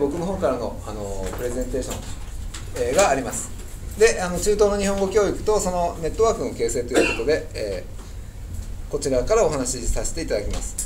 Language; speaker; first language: Japanese; native; Japanese